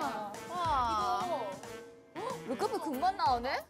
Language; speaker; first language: Korean; native; Korean